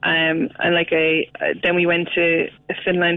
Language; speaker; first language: English; native; English